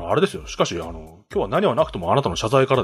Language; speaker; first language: Japanese; native; Japanese